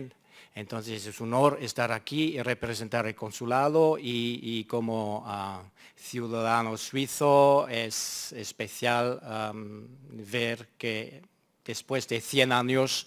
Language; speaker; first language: Spanish; non-native, fluent; German